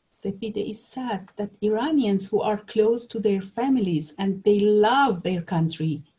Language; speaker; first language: English; non-native, learner; Persian